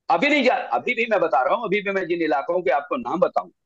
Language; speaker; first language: Hindi; native; Hindi